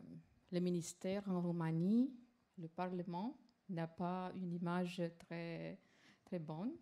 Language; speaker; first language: French; non-native, fluent; Romanian